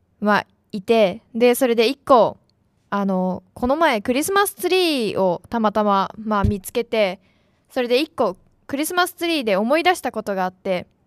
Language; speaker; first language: Japanese; native; Japanese